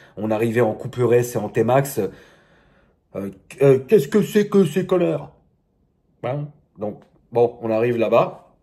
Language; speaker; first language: French; native; French